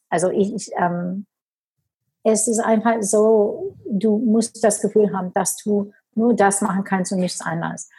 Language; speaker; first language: German; non-native, fluent; English